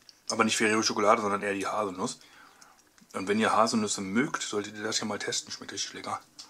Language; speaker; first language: German; native; German